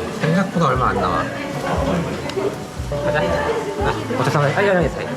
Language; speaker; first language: Korean; native; Korean